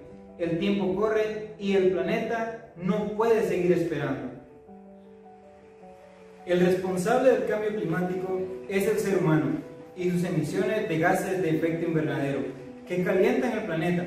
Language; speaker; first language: Spanish; native; Spanish